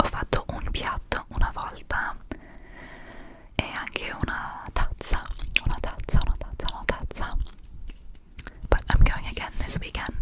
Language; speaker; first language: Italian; non-native, fluent; English